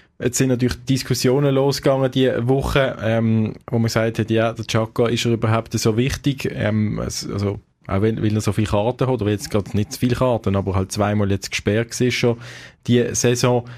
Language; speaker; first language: German; native; German